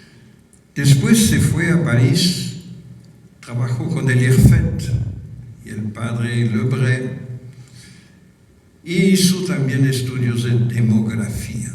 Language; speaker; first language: Spanish; non-native, fluent; French